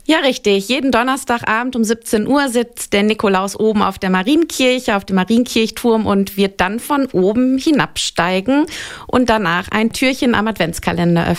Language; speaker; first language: German; native; German